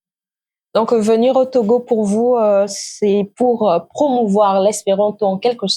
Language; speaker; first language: French; native; French